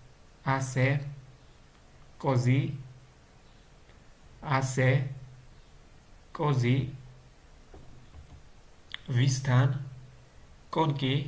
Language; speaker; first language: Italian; non-native, learner; Georgian